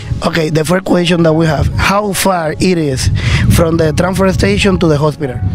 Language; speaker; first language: English; non-native, learner; Spanish